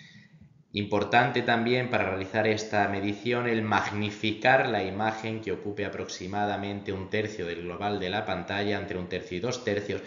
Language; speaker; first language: Spanish; native; Spanish